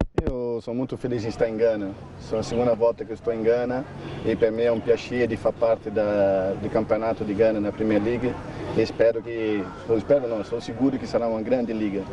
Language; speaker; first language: Italian; non-native, fluent; Portuguese